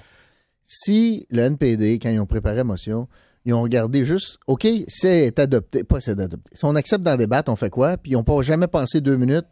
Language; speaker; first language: French; native; French